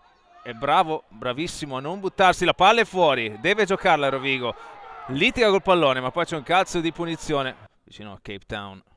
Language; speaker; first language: Italian; native; Italian